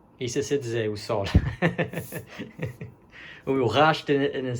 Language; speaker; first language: Portuguese; early bilingual, heritage; Portuguese